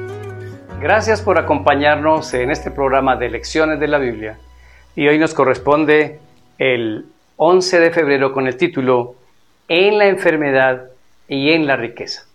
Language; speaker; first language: Spanish; native; Spanish